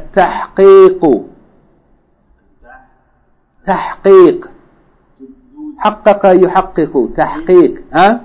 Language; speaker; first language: Arabic; non-native, fluent; English